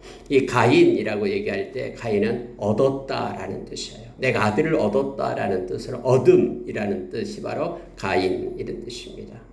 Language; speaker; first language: Korean; native; Korean